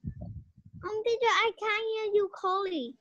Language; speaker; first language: English; non-native, learner; Vietnamese